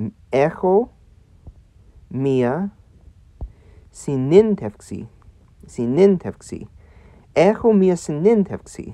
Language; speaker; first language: Greek; non-native, learner; English